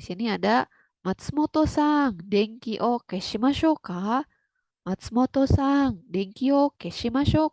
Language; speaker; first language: Japanese; non-native, fluent; Indonesian